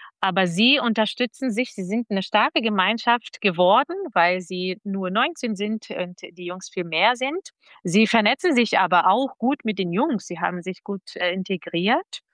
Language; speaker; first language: German; non-native, fluent; Portuguese